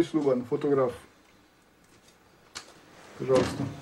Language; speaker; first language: Russian; non-native, learner; French